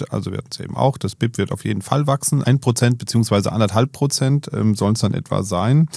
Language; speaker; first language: German; native; German